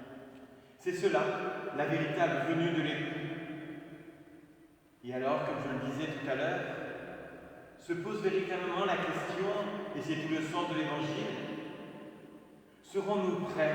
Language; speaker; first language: French; native; French